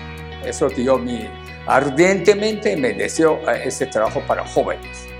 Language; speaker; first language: Spanish; non-native, learner; Japanese